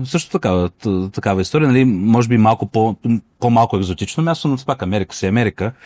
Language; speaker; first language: Bulgarian; non-native, fluent; Russian